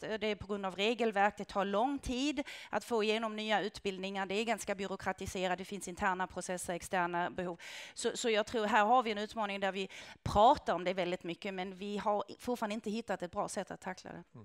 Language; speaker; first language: Swedish; non-native, fluent; German